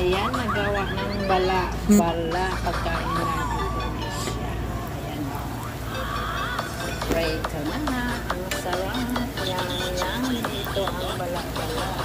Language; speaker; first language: Filipino; non-native, learner; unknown